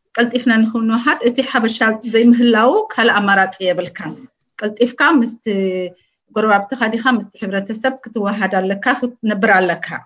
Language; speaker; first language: Tigrinya; early bilingual, heritage; Tigrinya